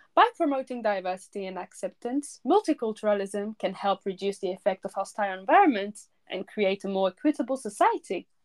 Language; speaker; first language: English; early bilingual, other home language; French